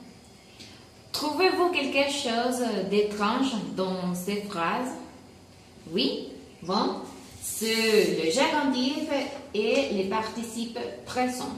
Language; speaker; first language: French; non-native, learner; Spanish